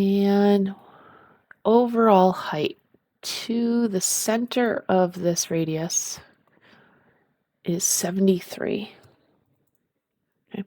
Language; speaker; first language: English; native; English